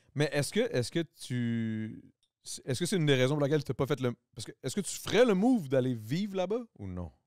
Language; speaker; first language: French; native; French